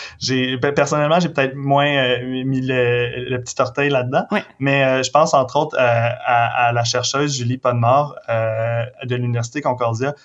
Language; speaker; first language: French; native; French